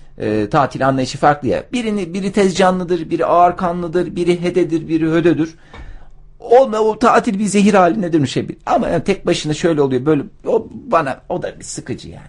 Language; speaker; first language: Turkish; native; Turkish